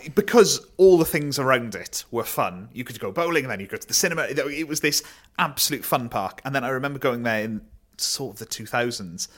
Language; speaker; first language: English; native; English